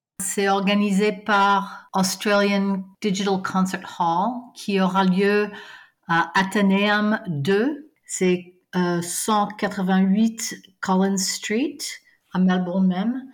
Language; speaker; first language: French; non-native, fluent; English